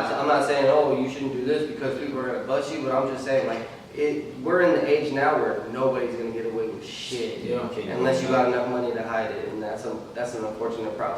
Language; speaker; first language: English; native; English